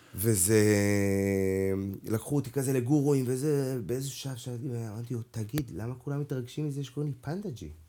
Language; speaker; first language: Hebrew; non-native, local second language; Arabic